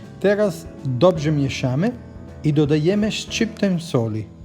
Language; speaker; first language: Polish; non-native, learner; Italian